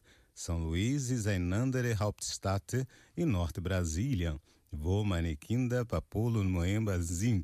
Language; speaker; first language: German; non-native, fluent; Portuguese